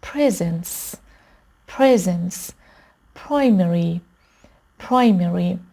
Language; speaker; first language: English; non-native, fluent; Persian